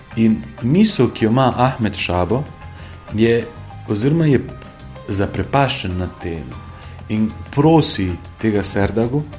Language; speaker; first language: Slovenian; non-native, local second language; Bosnian